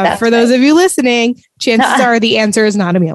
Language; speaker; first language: English; native; English